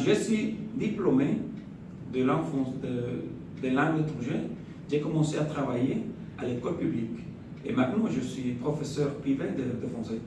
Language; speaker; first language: French; non-native, fluent; Spanish